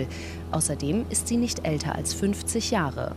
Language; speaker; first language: German; native; German